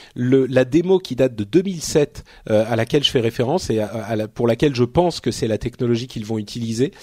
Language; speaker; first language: French; native; French